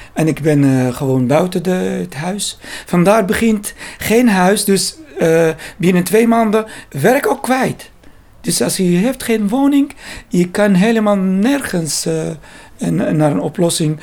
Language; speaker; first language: Dutch; non-native, learner; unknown